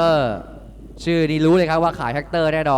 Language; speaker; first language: Thai; native; Thai